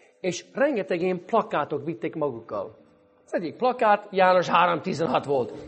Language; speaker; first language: Hungarian; non-native, fluent; English